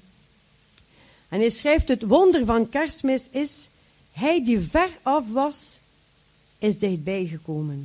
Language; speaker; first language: Dutch; native; Dutch